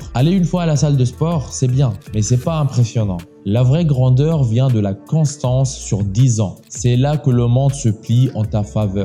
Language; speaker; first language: French; native; French